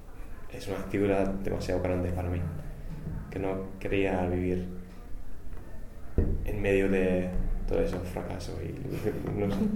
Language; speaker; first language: Spanish; non-native, fluent; English